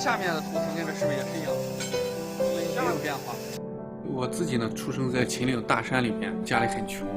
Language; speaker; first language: Chinese; native; Chinese